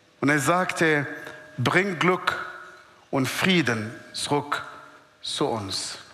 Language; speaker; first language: German; non-native, fluent; Arabic